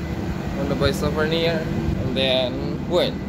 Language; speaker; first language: English; non-native, learner; Indonesian